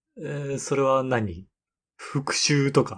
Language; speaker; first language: Japanese; native; Japanese